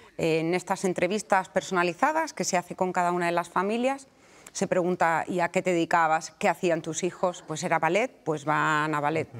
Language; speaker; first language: Spanish; native; Spanish